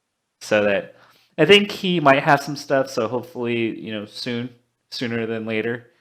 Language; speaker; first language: English; native; English